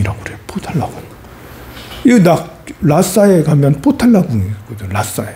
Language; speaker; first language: Korean; native; Korean